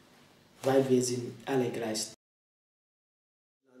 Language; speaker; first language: German; non-native, learner; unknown